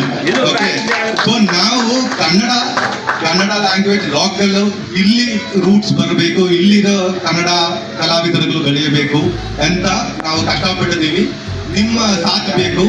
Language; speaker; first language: Kannada; non-native, local second language; Malayalam